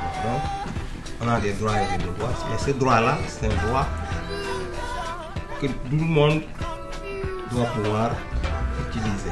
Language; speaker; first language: French; non-native, local second language; Wolof